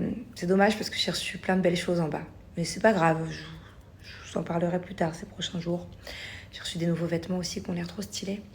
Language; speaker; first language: French; native; French